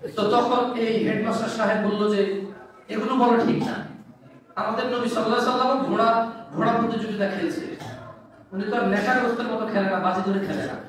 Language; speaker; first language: Bangla; native; Bangla